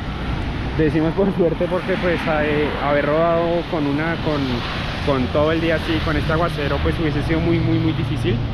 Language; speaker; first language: Spanish; native; Spanish